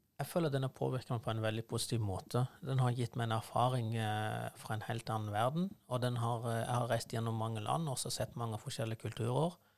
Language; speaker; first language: Norwegian; non-native, fluent; Persian